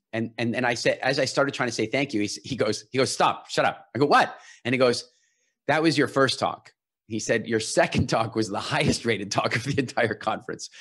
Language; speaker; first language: English; native; English